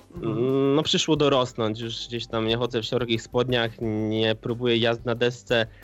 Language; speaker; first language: Polish; native; Polish